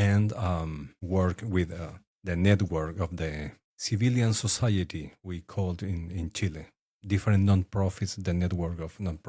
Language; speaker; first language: English; non-native, fluent; Spanish